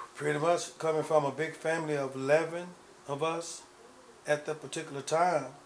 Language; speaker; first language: English; native; English